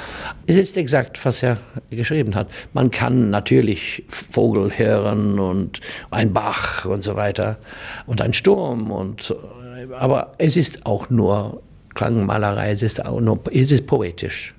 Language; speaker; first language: German; non-native, learner; English